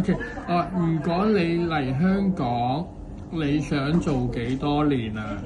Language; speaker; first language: Cantonese; native; Cantonese